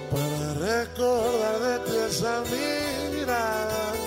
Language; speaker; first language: Spanish; native; Spanish